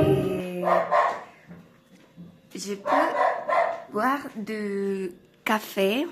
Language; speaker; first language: French; non-native, learner; Spanish